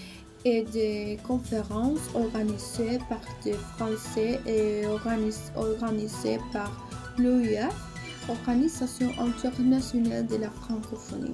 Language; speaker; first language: French; non-native, learner; Spanish